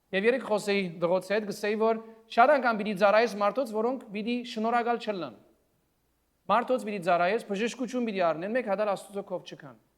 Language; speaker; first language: Armenian; early bilingual, heritage; Armenian